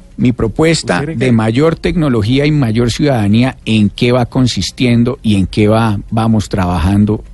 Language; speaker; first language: Spanish; native; Spanish